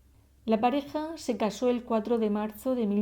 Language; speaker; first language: Spanish; native; Spanish